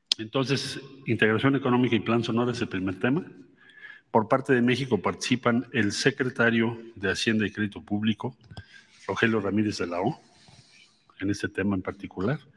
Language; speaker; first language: Spanish; native; Spanish